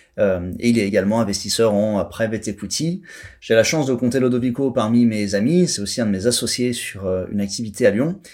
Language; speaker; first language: French; native; French